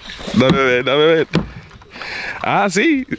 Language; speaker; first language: Spanish; non-native, learner; English